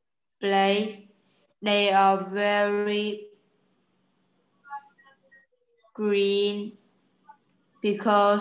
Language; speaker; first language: English; non-native, learner; Vietnamese